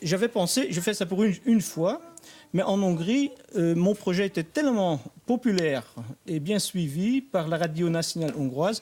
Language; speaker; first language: French; non-native, fluent; Dutch